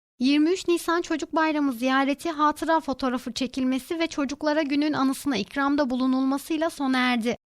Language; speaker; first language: Turkish; native; Turkish